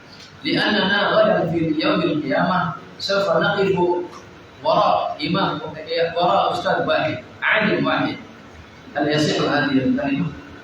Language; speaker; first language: Arabic; non-native, fluent; Indonesian